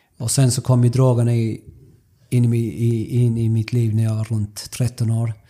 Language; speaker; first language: Swedish; early bilingual, other home language; Spanish